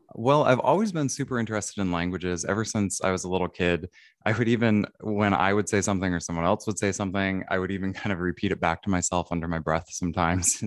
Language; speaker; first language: English; native; English